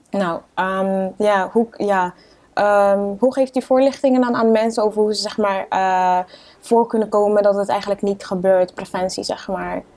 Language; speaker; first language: Dutch; native; Dutch